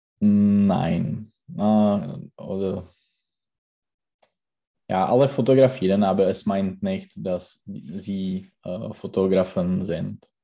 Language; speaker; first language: German; non-native, learner; Czech